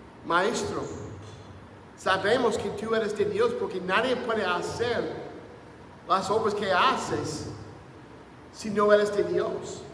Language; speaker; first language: Spanish; non-native, fluent; English